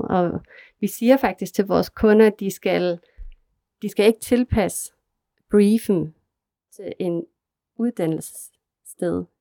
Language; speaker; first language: Danish; non-native, fluent; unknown